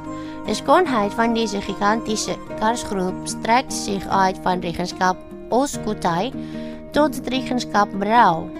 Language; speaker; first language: Dutch; non-native, fluent; Indonesian